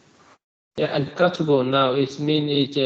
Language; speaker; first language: English; non-native, learner; Vietnamese